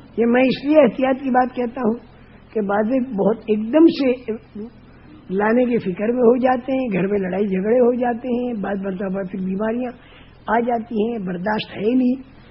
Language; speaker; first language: Urdu; non-native, local second language; Gujarati